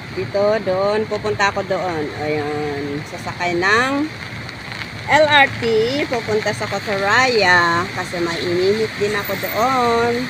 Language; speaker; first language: Filipino; non-native, local second language; Iloko